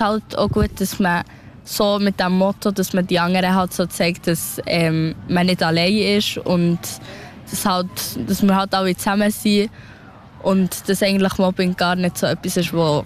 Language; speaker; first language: German; early bilingual, other home language; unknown